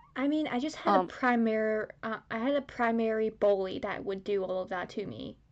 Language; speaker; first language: English; early bilingual, other home language; Chinese